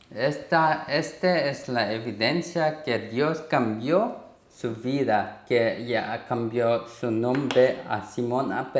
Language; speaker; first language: Spanish; non-native, learner; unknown